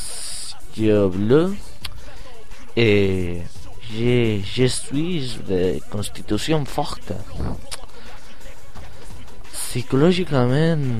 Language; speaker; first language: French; non-native, learner; Spanish